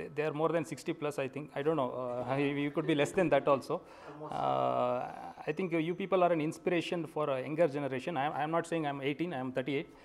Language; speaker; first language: English; non-native, local second language; Kannada